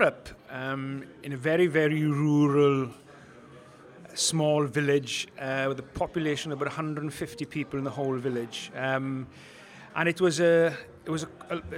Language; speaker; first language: English; non-native, local second language; Welsh